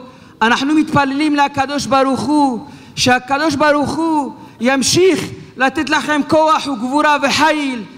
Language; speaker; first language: Hebrew; non-native, fluent; French